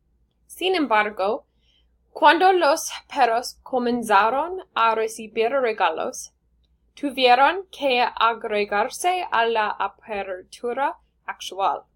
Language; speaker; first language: Spanish; non-native, learner; English